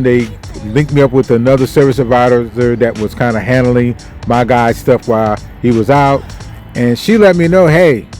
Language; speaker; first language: English; native; English